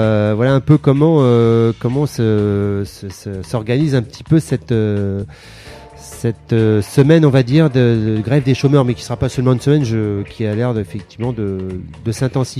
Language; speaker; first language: French; native; French